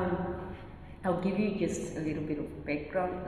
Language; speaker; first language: English; non-native, local second language; Shona